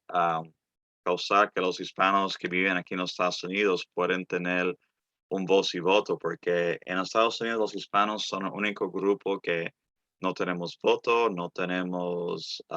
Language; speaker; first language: Spanish; early bilingual, heritage; Spanish